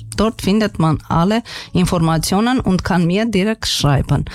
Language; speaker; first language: German; non-native, learner; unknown